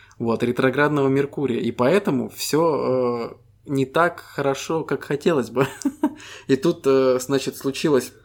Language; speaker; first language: Russian; native; Russian